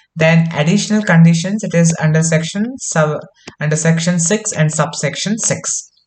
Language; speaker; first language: English; non-native, local second language; Kannada